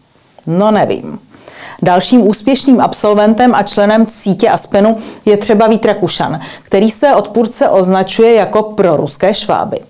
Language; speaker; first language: Czech; native; Czech